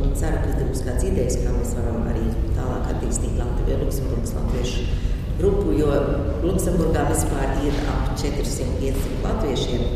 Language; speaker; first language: Latvian; early bilingual, heritage; Latvian